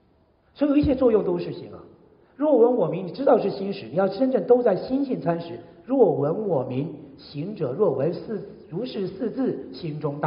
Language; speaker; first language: Chinese; native; Chinese